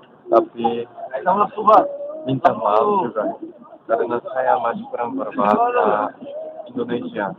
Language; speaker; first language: Indonesian; non-native, learner; Korean